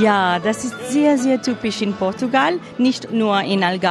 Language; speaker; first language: German; non-native, learner; Portuguese